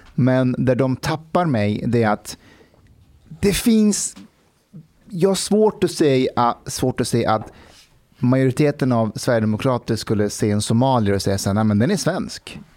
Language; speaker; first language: Swedish; early bilingual, other home language; Persian